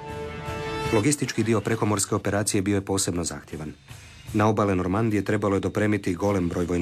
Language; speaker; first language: Serbian; native; Serbian